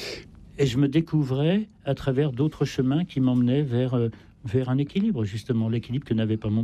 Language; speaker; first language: French; native; French